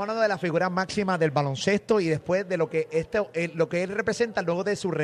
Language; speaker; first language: Spanish; native; Spanish